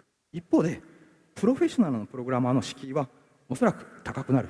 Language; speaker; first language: Japanese; native; Japanese